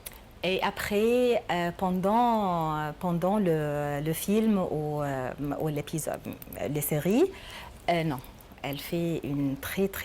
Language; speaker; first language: French; non-native, learner; Arabic